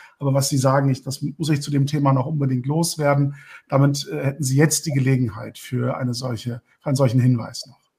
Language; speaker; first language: German; early bilingual, other home language; Turkish